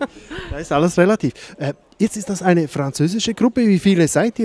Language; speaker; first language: German; native; German